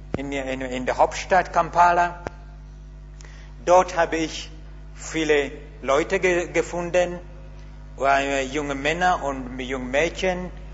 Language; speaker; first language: German; non-native, learner; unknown